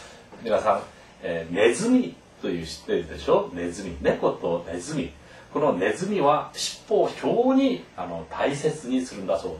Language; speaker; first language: Japanese; non-native, fluent; Korean